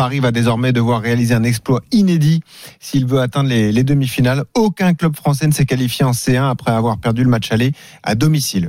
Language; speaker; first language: French; native; French